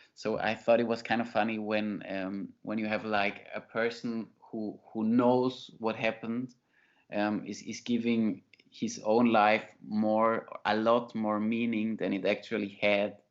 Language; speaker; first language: English; non-native, fluent; German